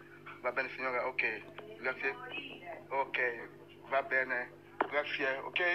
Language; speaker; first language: Italian; non-native, learner; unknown